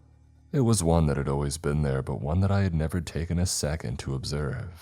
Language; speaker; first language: English; native; English